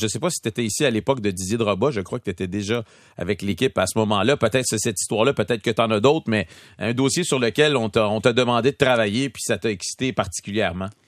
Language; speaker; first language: French; native; French